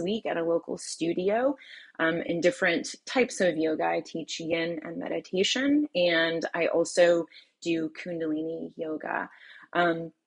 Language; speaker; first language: English; native; English